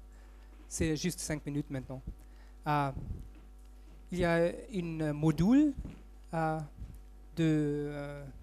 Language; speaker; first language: French; non-native, fluent; German